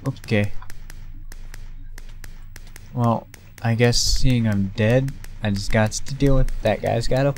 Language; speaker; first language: English; native; English